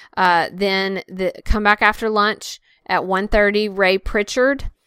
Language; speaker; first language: English; native; English